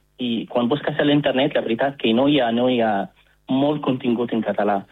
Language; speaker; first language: Catalan; non-native, learner; Arabic